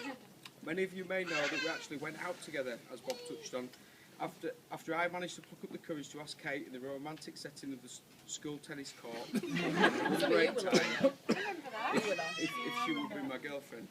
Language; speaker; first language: English; native; English